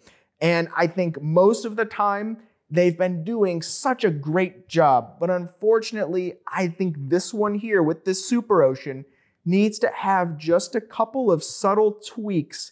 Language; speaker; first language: English; native; English